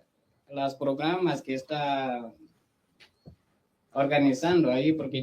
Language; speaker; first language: Spanish; non-native, fluent; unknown